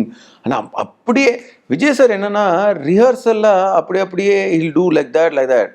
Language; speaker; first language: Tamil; non-native, learner; Telugu